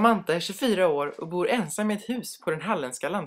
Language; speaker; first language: Swedish; native; Swedish